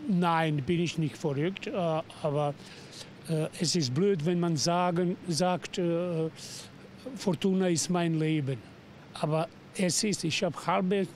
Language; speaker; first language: German; non-native, fluent; Serbian